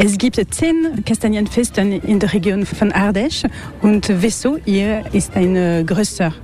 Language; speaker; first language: German; non-native, learner; French